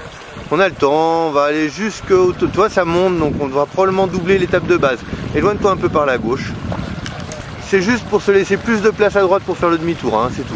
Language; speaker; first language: French; native; French